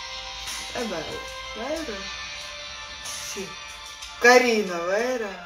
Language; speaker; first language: Italian; non-native, learner; Russian